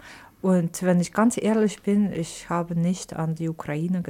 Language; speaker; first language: German; non-native, fluent; Ukrainian